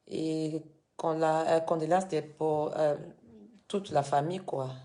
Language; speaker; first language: French; non-native, fluent; Lingala